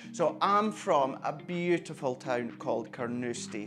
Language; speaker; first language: English; native; English